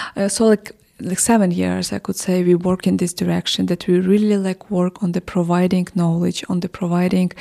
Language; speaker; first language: English; non-native, fluent; Ukrainian